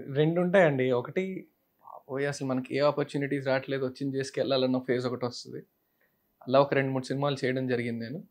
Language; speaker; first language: Telugu; native; Telugu